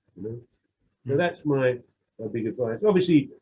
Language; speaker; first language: English; native; English